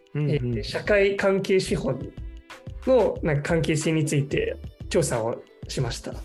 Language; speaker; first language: Japanese; non-native, fluent; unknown